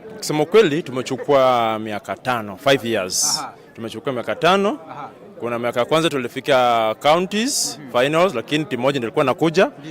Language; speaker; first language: Swahili; non-native, local second language; Luo (Kenya and Tanzania)